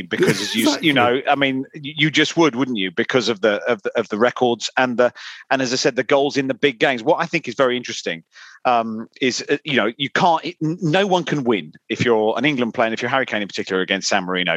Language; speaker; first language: English; native; English